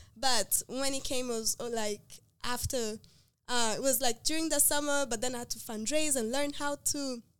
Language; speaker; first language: English; non-native, local second language; Kinyarwanda